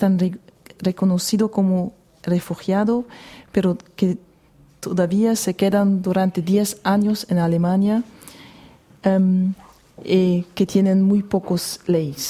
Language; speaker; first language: Spanish; non-native, fluent; German